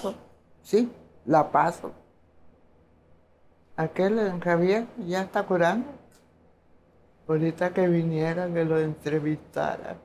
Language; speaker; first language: Spanish; non-native, local second language; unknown